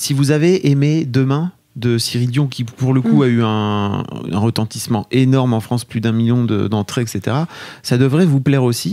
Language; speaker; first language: French; native; French